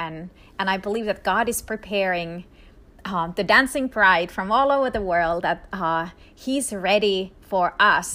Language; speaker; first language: English; non-native, fluent; Finnish